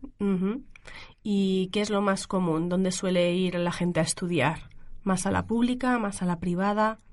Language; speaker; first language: Spanish; native; Spanish